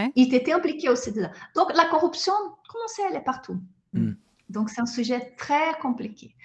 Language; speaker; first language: French; non-native, fluent; Portuguese